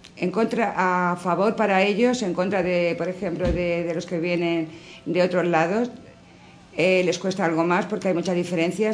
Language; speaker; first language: Spanish; native; Spanish